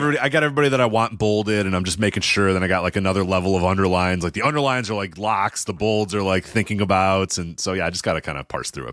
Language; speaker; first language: English; native; English